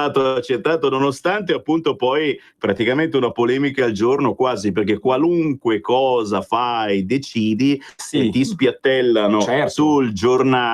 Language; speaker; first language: Italian; native; Italian